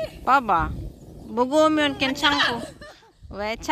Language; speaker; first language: Korean; non-native, learner; Filipino